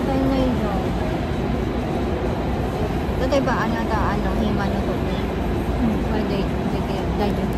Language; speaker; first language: Japanese; non-native, learner; Filipino